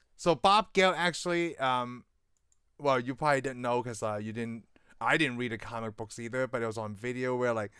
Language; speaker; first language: English; non-native, local second language; Cantonese